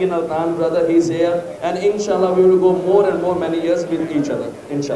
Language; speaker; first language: English; non-native, learner; Urdu